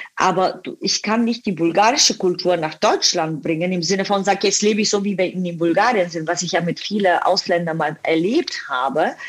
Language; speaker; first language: German; non-native, fluent; Bulgarian